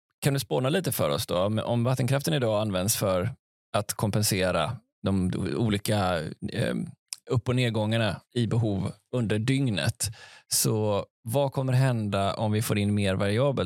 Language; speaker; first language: Swedish; native; Swedish